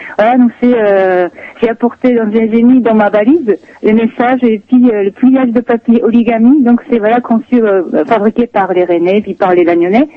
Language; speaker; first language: French; non-native, fluent; Japanese